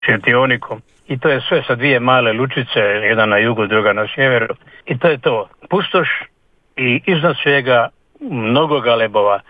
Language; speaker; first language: Croatian; native; Croatian